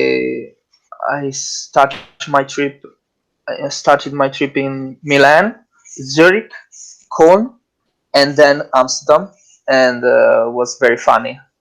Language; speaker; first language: English; non-native, learner; Italian